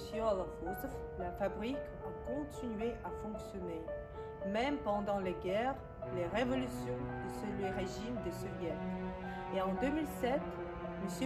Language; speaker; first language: French; non-native, learner; Russian